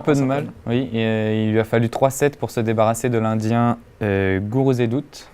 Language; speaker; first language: French; native; French